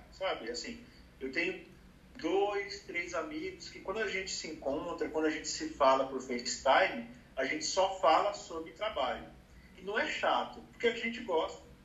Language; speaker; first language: Portuguese; native; Portuguese